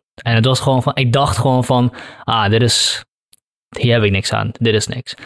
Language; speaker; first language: Dutch; early bilingual, other home language; Kurdish